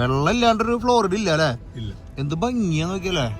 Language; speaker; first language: Malayalam; native; Malayalam